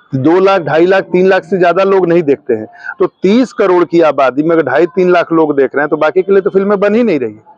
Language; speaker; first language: Hindi; non-native, local second language; Bhojpuri